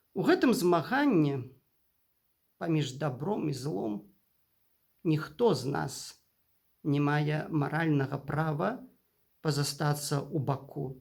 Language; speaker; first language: Belarusian; native; Belarusian